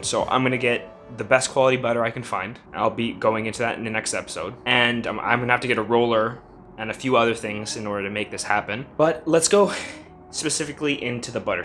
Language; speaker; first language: English; native; English